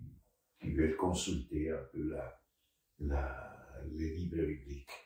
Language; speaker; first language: French; non-native, fluent; Spanish